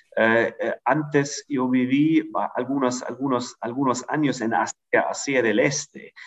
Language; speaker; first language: Spanish; non-native, fluent; German